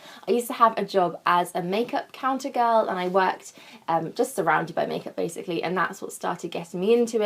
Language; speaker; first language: English; native; English